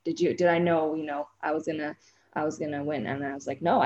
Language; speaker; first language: English; non-native, local second language; Cantonese